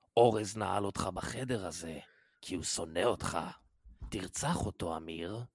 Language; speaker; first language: Hebrew; native; Hebrew